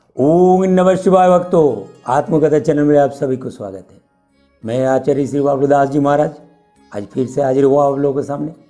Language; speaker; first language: Hindi; non-native, local second language; Bangla